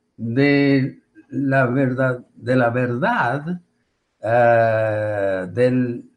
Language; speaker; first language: Spanish; non-native, fluent; Japanese